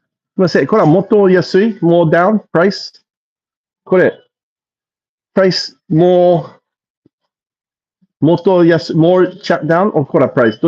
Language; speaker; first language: Japanese; non-native, learner; English